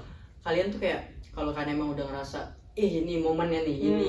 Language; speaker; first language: Indonesian; native; Indonesian